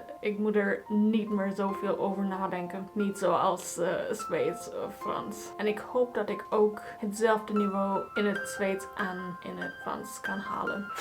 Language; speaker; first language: Dutch; non-native, fluent; German